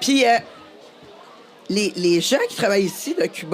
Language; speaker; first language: French; native; French